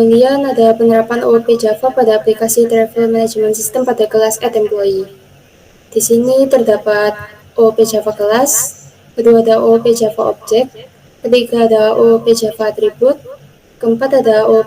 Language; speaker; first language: Indonesian; native; Indonesian